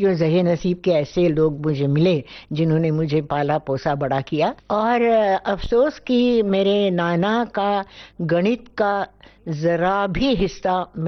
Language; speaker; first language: Hindi; non-native, local second language; Marathi